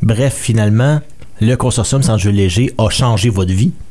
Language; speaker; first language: French; native; French